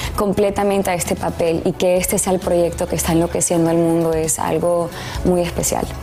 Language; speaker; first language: Spanish; early bilingual, heritage; Spanish